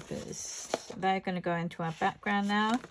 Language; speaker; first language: English; native; English